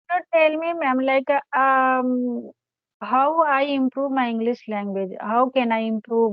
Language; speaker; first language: English; non-native, learner; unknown